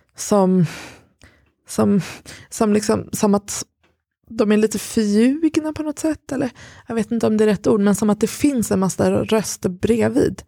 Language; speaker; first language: Swedish; early bilingual, other home language; Persian